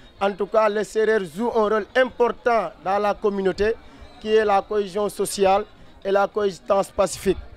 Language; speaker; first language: French; non-native, local second language; Wolof